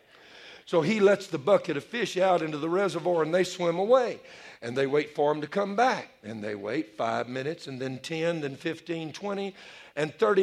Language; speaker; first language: English; native; English